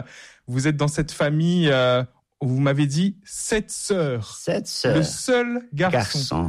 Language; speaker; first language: French; native; French